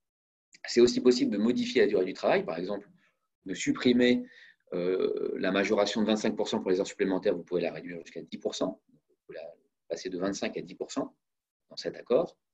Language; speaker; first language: French; native; French